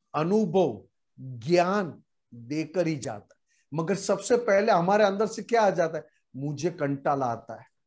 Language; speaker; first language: Hindi; non-native, local second language; Gujarati